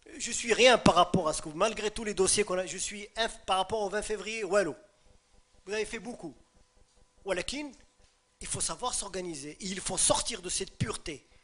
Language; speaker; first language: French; non-native, local second language; Arabic